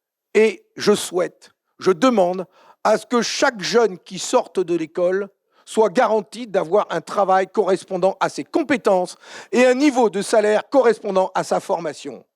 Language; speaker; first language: French; native; French